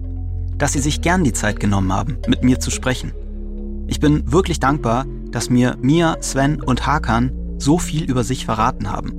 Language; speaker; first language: German; native; German